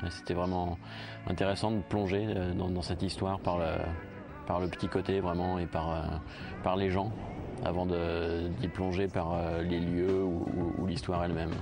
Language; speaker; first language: French; native; French